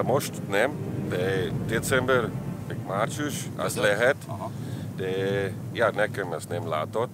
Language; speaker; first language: Hungarian; non-native, learner; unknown